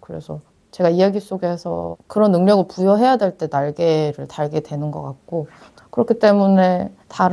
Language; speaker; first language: Korean; native; Korean